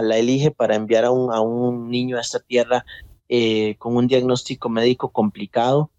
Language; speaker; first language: Spanish; native; Spanish